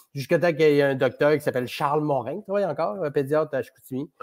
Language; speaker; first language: French; native; French